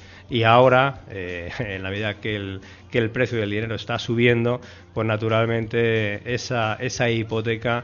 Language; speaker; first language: Spanish; native; Spanish